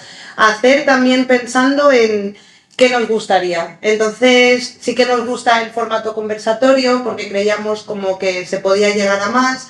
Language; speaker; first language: Spanish; early bilingual, other home language; Arabic